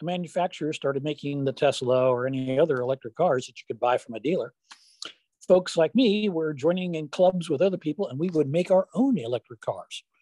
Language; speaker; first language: English; native; English